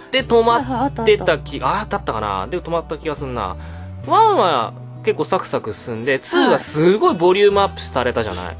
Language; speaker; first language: Japanese; native; Japanese